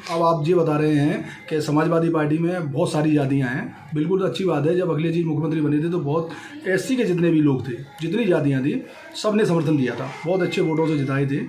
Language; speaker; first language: Hindi; native; Hindi